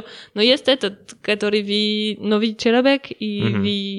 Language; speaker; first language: Russian; non-native, learner; French